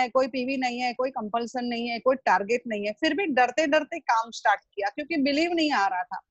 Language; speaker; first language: Hindi; non-native, local second language; Gujarati